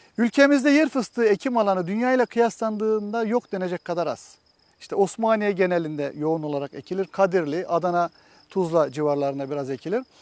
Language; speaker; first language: Turkish; native; Turkish